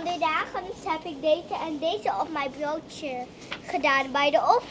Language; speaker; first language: Dutch; early bilingual, other home language; English